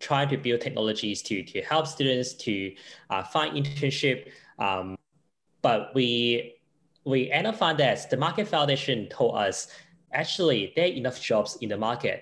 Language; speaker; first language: English; non-native, local second language; Cantonese